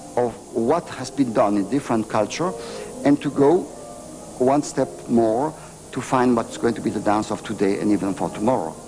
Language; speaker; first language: English; non-native, fluent; French